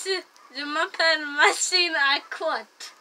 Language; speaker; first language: French; non-native, learner; English